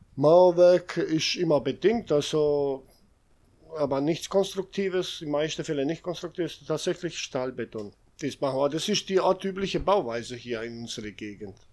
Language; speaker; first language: German; non-native, fluent; Serbian